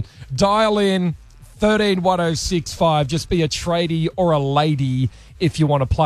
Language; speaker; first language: English; native; English